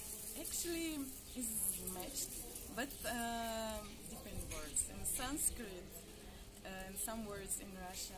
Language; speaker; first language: English; non-native, learner; Russian